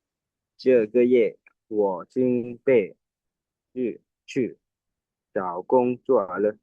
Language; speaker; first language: Chinese; non-native, learner; Lao